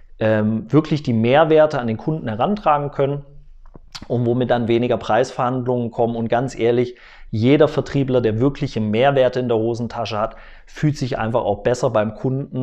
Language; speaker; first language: German; native; German